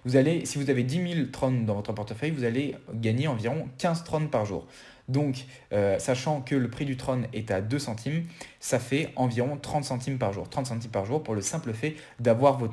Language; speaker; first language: French; native; French